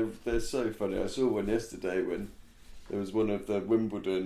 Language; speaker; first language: English; native; English